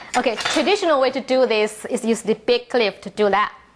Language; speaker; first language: English; non-native, learner; Chinese